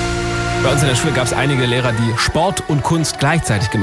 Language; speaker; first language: German; native; German